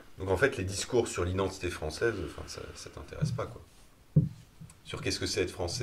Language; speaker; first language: French; native; French